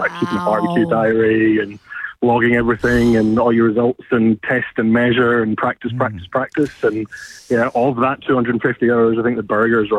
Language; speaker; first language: English; native; English